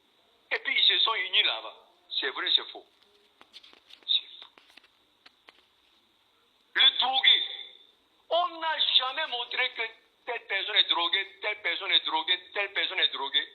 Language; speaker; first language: French; non-native, fluent; Korean